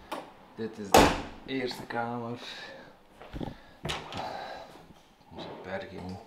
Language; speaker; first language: Dutch; native; Dutch